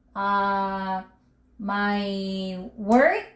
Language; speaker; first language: English; non-native, local second language; Filipino